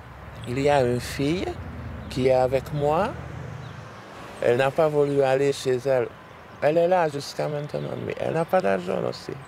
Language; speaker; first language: French; non-native, learner; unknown